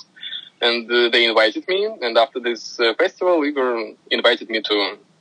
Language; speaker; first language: English; non-native, fluent; Russian